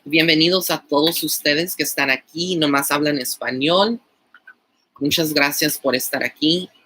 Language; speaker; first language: Spanish; early bilingual, heritage; Spanish